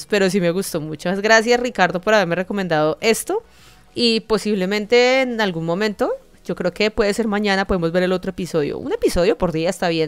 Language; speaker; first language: Spanish; native; Spanish